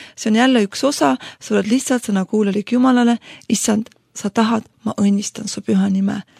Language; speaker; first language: Estonian; non-native, local second language; Russian